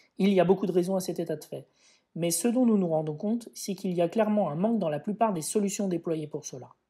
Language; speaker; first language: French; native; French